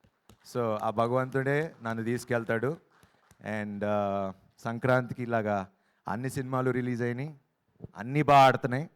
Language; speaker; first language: Telugu; native; Telugu